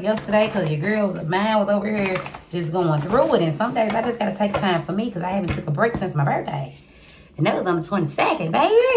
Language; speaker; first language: English; native; English